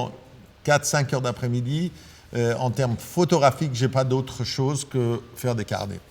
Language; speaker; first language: French; non-native, fluent; Persian